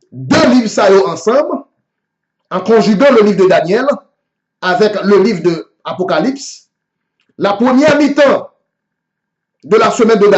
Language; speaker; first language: French; non-native, local second language; Haitian Creole